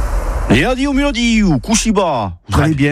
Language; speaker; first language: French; native; French